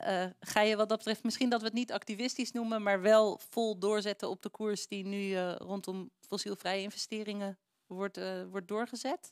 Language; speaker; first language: Dutch; native; Dutch